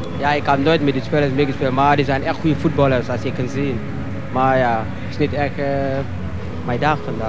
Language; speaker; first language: Dutch; non-native, learner; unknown